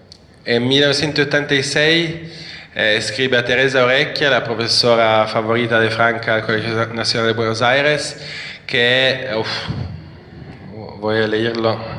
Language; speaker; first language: Spanish; non-native, fluent; Italian